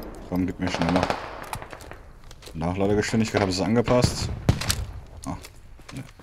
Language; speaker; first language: German; native; German